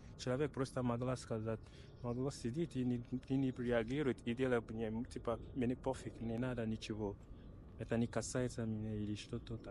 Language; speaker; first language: Russian; non-native, learner; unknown